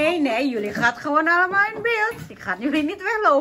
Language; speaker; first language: Dutch; non-native, learner; Indonesian